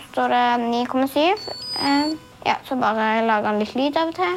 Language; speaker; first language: Norwegian; native; Norwegian